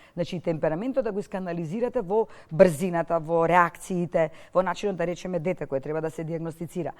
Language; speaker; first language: Macedonian; non-native, local second language; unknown